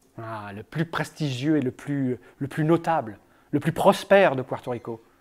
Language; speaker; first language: French; native; French